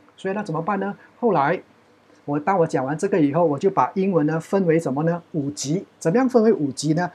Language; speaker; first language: Chinese; native; Chinese